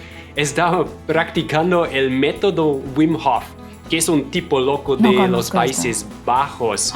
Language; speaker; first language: Spanish; non-native, fluent; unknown